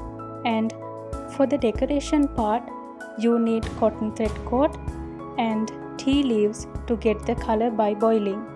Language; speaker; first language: English; non-native, fluent; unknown